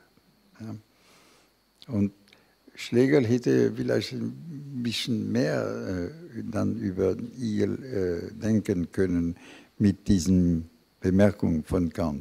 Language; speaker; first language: German; non-native, fluent; French